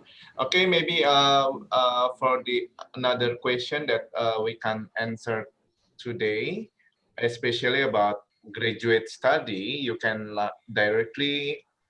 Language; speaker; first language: English; non-native, learner; Indonesian